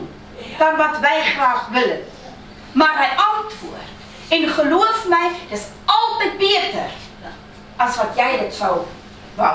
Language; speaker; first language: Dutch; non-native, fluent; Afrikaans